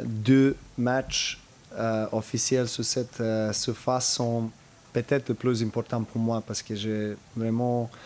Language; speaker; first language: French; non-native, learner; Serbian